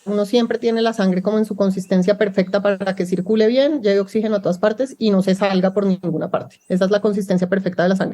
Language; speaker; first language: Spanish; native; Spanish